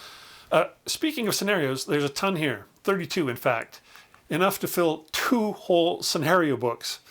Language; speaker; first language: English; native; English